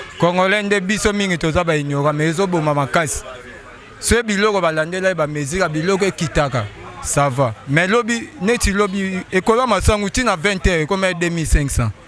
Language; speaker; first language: Lingala; native; Lingala